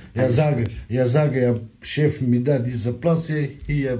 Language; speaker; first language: German; non-native, learner; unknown